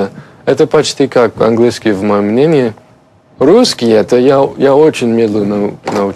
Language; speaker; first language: Russian; non-native, learner; English